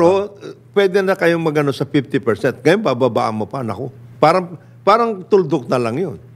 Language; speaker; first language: Filipino; native; Filipino